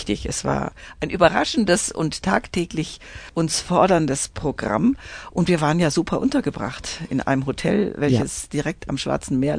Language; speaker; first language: German; native; German